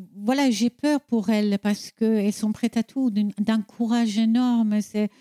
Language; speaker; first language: French; non-native, fluent; Persian